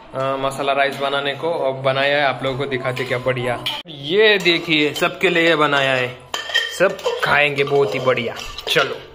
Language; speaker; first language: Hindi; non-native, local second language; Marathi